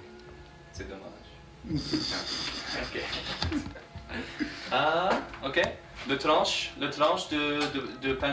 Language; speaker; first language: French; non-native, learner; English